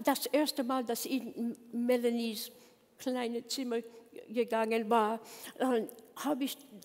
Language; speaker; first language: German; non-native, learner; English